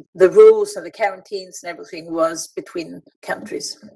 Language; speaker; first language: English; non-native, fluent; Swedish